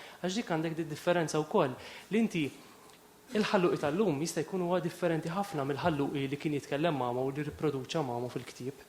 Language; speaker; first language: Maltese; native; Maltese